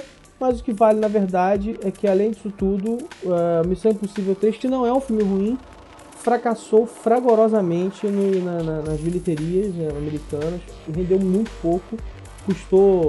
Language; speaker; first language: Portuguese; native; Portuguese